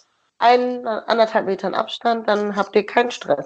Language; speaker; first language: German; native; German